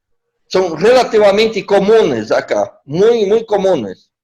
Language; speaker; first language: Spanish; non-native, learner; Portuguese